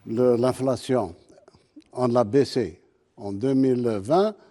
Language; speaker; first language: French; non-native, local second language; Arabic